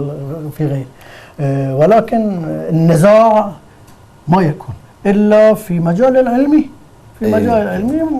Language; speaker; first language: Arabic; non-native, fluent; Persian